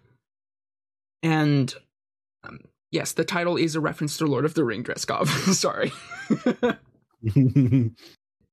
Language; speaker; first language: English; native; English